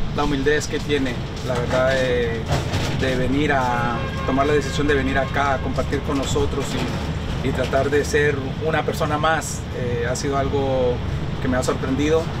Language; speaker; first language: Spanish; early bilingual, heritage; Spanish